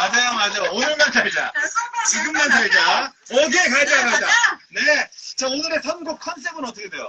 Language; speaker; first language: Korean; native; Korean